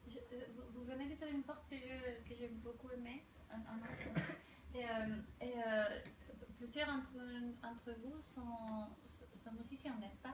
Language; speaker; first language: French; non-native, fluent; Spanish